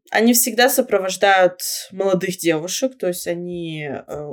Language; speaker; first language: Russian; native; Russian